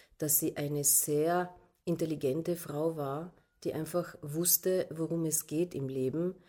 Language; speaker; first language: German; non-native, local second language; Slovenian